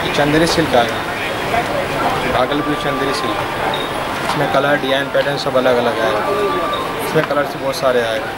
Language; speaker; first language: Hindi; non-native, local second language; Bangla